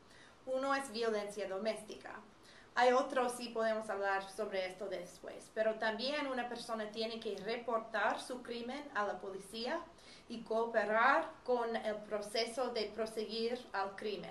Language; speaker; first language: Spanish; non-native, fluent; English